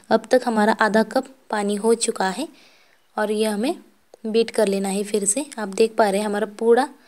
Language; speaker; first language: Hindi; non-native, local second language; Marathi